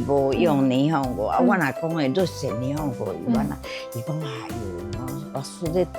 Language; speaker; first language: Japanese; non-native, local second language; Min Nan Chinese